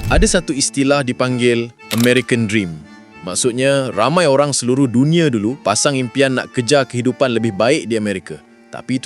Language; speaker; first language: Malay; native; Malay